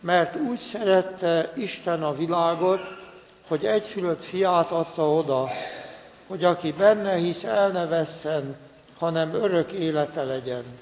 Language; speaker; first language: Hungarian; native; Hungarian